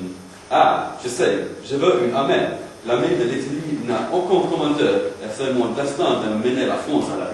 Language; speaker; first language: French; non-native, learner; English